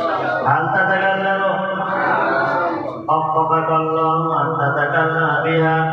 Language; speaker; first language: Arabic; non-native, fluent; Bangla